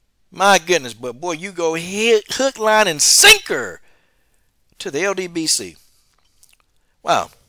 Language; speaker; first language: English; native; English